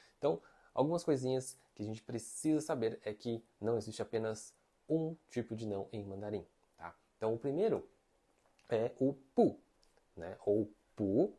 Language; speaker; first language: Portuguese; non-native, fluent; Chinese